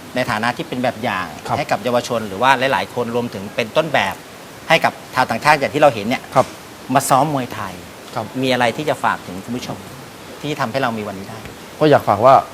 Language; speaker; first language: Thai; non-native, fluent; Spanish